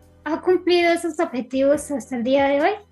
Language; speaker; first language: Spanish; native; Spanish